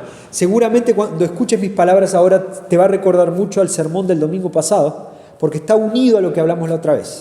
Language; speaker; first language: Spanish; native; Spanish